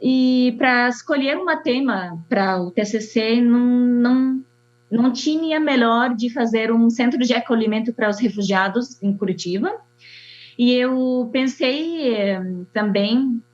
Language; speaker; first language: Portuguese; non-native, fluent; Arabic